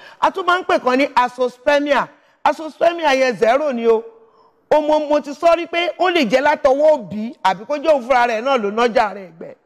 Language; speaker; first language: Yoruba; native; Yoruba